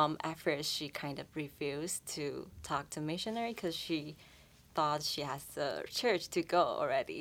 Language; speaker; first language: English; non-native, fluent; Chinese